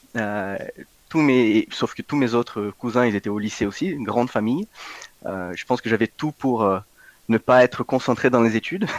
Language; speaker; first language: French; non-native, fluent; Portuguese